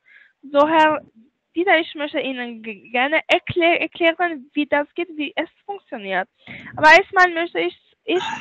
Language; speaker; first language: German; non-native, learner; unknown